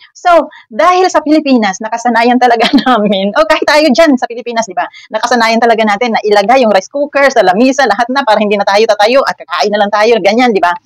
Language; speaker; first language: Filipino; native; Filipino